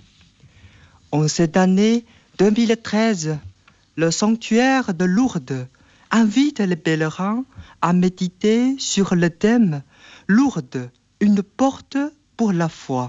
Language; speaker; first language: French; non-native, fluent; Chinese